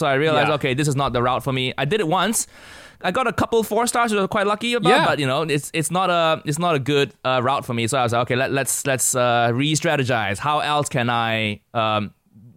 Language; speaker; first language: English; non-native, local second language; Cantonese